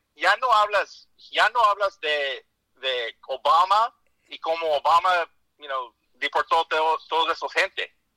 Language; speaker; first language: Spanish; early bilingual, heritage; Spanish